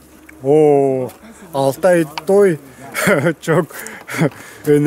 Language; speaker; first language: Turkish; non-native, learner; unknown